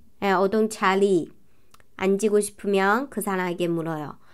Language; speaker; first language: Korean; non-native, fluent; Chinese